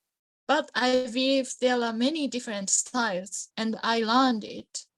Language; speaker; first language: English; non-native, learner; Japanese